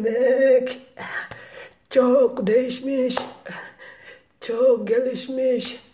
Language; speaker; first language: Turkish; non-native, learner; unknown